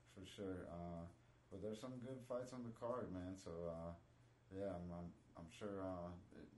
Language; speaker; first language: English; non-native, fluent; Spanish